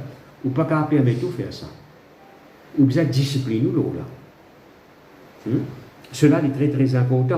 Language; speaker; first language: French; non-native, local second language; Morisyen